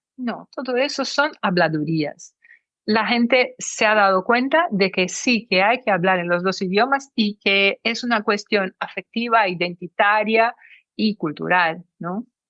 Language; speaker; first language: Spanish; early bilingual, heritage; Portuguese